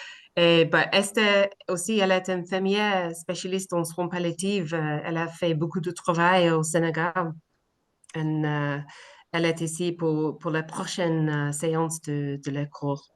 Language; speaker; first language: French; non-native, learner; English